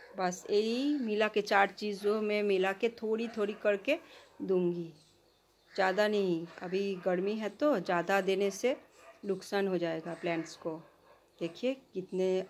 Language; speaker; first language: Hindi; non-native, local second language; Bangla